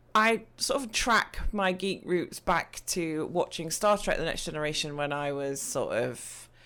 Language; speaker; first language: English; native; English